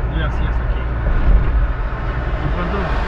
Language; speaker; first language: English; non-native, learner; Russian